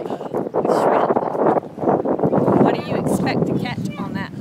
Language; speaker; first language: English; native; English